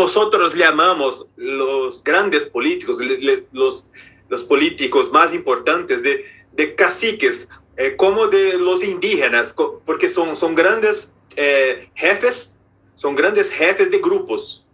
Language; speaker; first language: Spanish; non-native, fluent; Portuguese